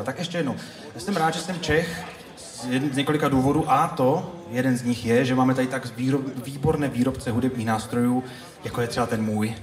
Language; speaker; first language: Czech; native; Czech